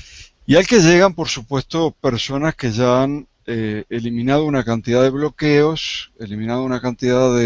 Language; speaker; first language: Spanish; native; Spanish